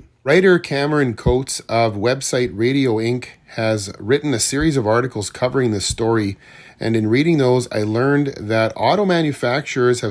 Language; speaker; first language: English; native; English